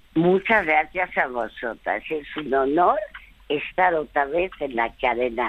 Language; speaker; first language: Spanish; early bilingual, other home language; French